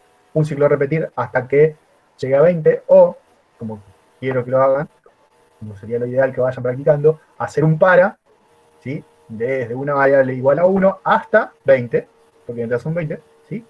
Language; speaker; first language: Spanish; native; Spanish